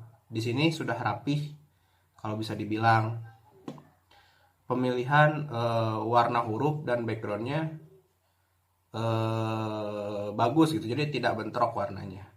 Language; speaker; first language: Indonesian; native; Indonesian